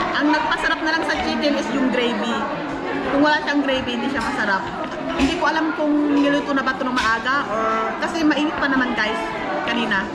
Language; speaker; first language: Filipino; non-native, local second language; Iloko